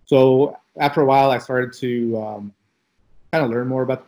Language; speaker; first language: English; early bilingual, other home language; Filipino